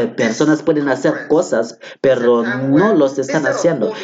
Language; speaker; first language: Spanish; non-native, fluent; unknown